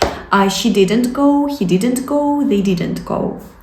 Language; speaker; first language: English; non-native, fluent; Ukrainian